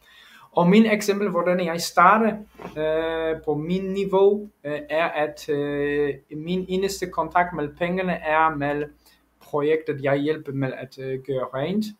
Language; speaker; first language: Danish; non-native, learner; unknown